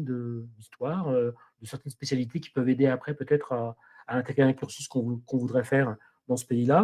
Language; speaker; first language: French; native; French